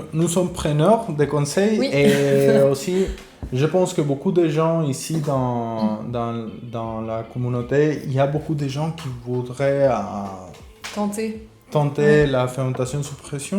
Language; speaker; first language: French; non-native, fluent; Spanish